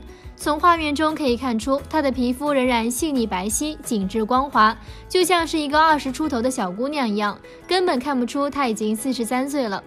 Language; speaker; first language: Chinese; native; Chinese